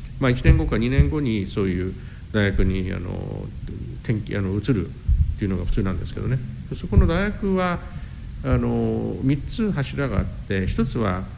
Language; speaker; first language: Japanese; non-native, fluent; English